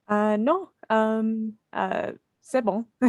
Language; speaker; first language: French; non-native, learner; English